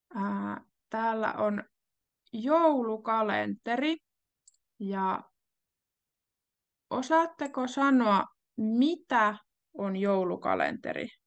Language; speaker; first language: Finnish; native; Finnish